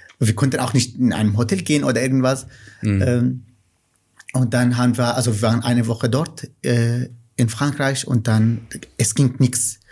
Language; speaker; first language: German; non-native, fluent; Kurdish